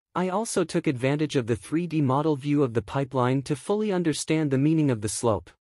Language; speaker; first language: English; non-native, learner; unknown